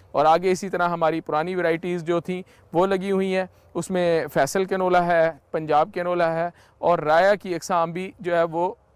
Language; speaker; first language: Urdu; native; Urdu